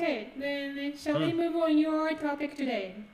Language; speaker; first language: English; non-native, fluent; Japanese